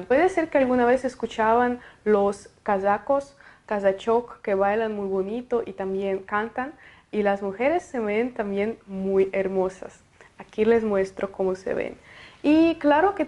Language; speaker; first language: Spanish; non-native, fluent; Russian